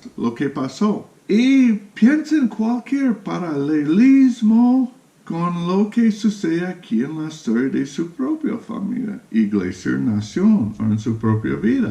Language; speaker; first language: Spanish; non-native, fluent; English